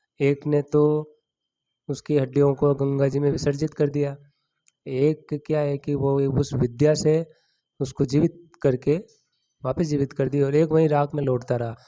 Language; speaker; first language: Hindi; non-native, local second language; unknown